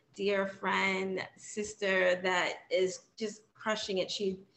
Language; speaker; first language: English; native; English